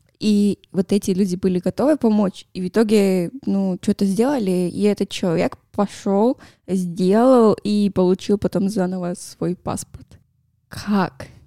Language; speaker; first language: Russian; non-native, fluent; Spanish